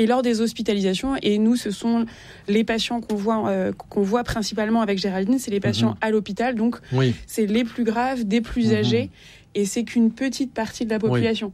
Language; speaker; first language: French; native; French